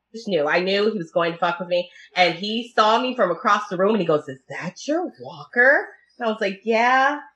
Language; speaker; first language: English; early bilingual, other home language; Italian